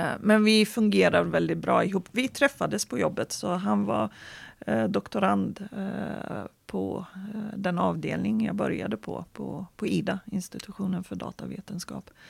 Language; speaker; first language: Swedish; non-native, fluent; Arabic